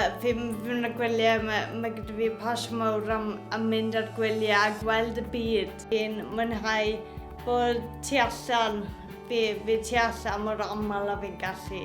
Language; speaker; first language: Welsh; native; Welsh